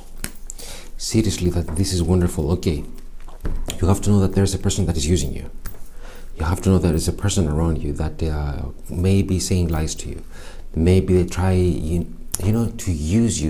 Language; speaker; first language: English; non-native, fluent; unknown